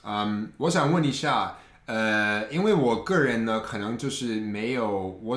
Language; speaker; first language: Chinese; non-native, fluent; English